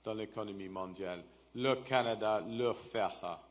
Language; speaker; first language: French; non-native, local second language; English